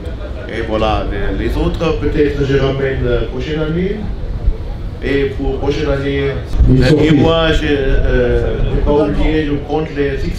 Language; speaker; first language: French; non-native, learner; German